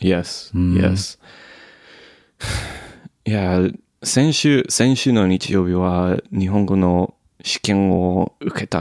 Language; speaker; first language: Japanese; non-native, learner; English